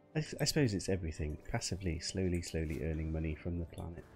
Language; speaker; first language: English; native; English